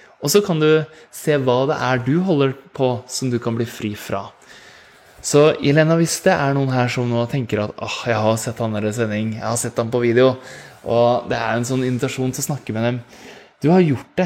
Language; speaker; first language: Norwegian; native; Norwegian